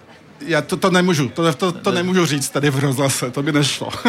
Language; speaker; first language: Czech; early bilingual, heritage; French